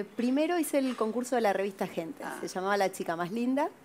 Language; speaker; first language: Spanish; native; Spanish